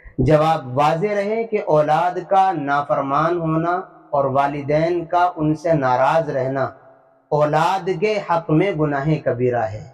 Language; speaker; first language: Urdu; native; Urdu